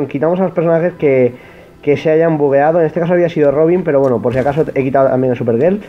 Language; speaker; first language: Spanish; native; Spanish